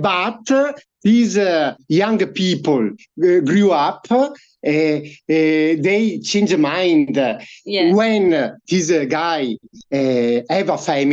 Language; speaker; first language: English; non-native, learner; Italian